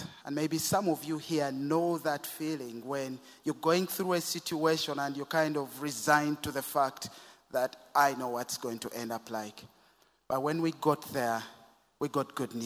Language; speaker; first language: English; non-native, local second language; Ganda